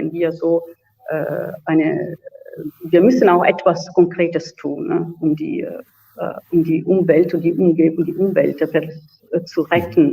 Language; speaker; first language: German; non-native, fluent; Italian